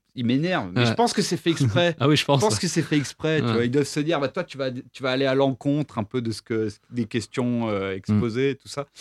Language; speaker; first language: French; native; French